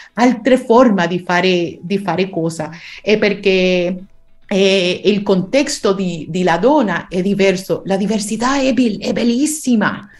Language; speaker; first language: Italian; non-native, learner; Spanish